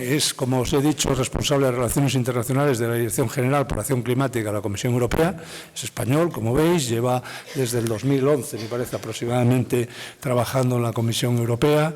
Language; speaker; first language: Spanish; native; Spanish